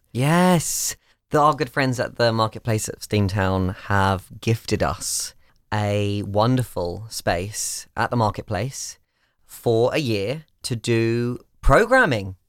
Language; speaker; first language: English; native; English